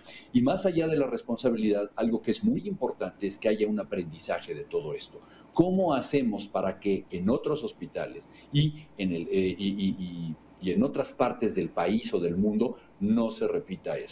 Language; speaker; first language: Spanish; native; Spanish